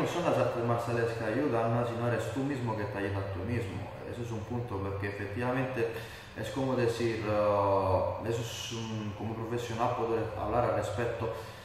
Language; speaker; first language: Spanish; non-native, fluent; Italian